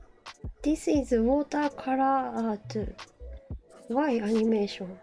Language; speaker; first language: English; non-native, learner; Japanese